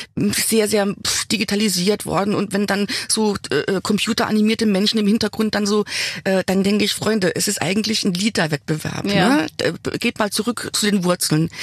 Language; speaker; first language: German; native; German